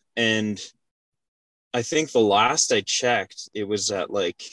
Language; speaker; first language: English; native; English